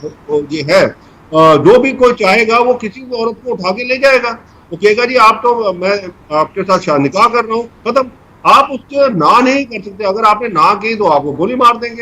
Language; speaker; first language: Hindi; native; Hindi